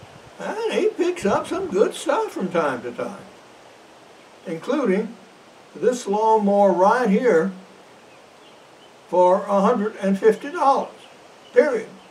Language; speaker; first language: English; native; English